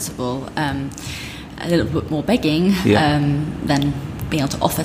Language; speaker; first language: English; native; English